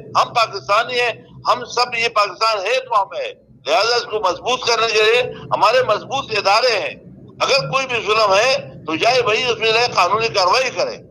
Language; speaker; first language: Urdu; non-native, local second language; Pashto